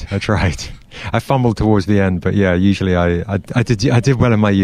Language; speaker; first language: English; native; English